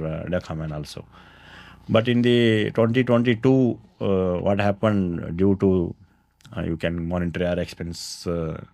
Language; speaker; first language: English; non-native, local second language; Kannada